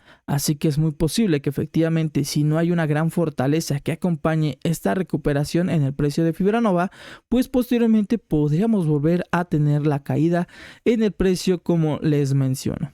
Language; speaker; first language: Spanish; native; Spanish